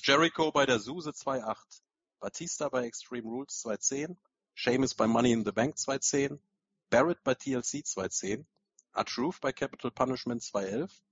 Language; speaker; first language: German; native; German